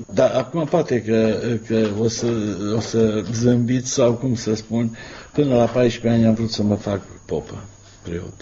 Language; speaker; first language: Romanian; non-native, local second language; Hungarian